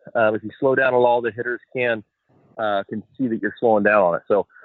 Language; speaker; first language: English; native; English